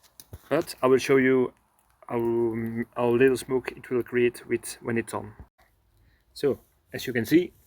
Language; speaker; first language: English; non-native, fluent; Dutch